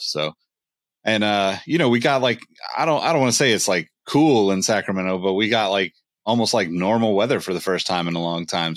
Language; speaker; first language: English; native; English